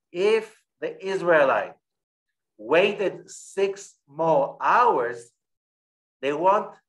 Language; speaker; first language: English; non-native, fluent; Hebrew